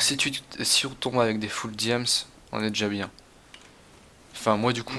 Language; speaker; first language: French; native; French